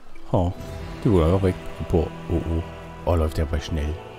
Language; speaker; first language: German; native; German